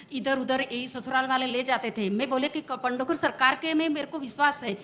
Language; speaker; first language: Hindi; non-native, local second language; Gujarati